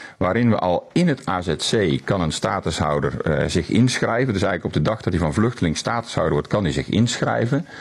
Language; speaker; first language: Dutch; native; Dutch